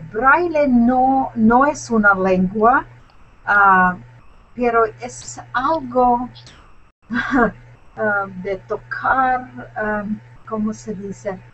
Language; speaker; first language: Spanish; non-native, learner; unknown